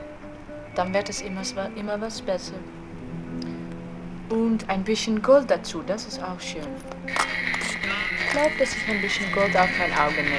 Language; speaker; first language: German; non-native, learner; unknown